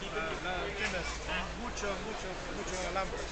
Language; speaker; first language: Spanish; non-native, fluent; Italian